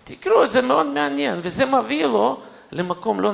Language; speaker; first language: Hebrew; non-native, fluent; Russian